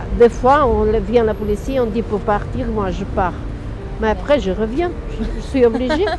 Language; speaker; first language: French; non-native, learner; Portuguese